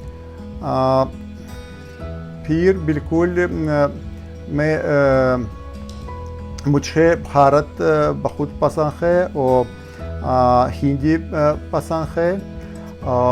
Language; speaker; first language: Hindi; non-native, learner; Russian